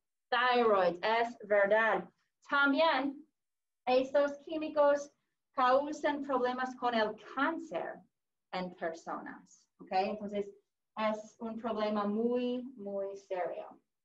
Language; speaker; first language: Spanish; non-native, fluent; English